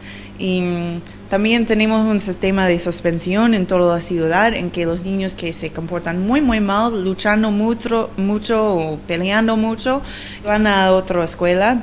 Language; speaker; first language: Spanish; non-native, learner; English